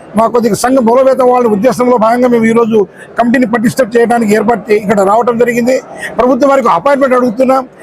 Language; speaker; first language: Telugu; non-native, local second language; Lambadi